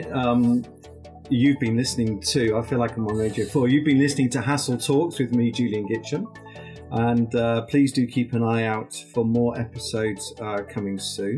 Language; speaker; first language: English; native; English